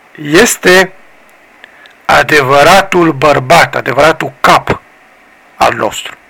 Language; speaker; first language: Romanian; native; Romanian